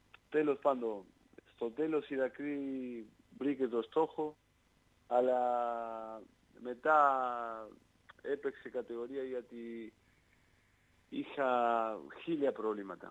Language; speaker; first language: Greek; non-native, learner; Spanish